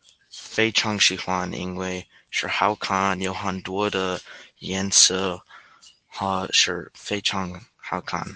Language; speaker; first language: Chinese; non-native, learner; English